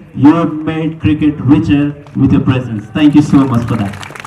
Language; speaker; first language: English; non-native, local second language; Nepali